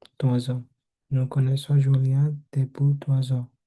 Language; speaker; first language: French; non-native, learner; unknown